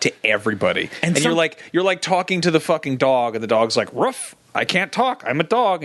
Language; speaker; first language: English; native; English